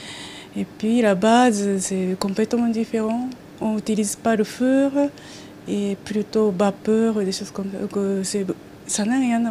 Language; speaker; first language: French; non-native, learner; Japanese